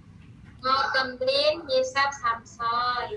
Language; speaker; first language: Cantonese; non-native, learner; Indonesian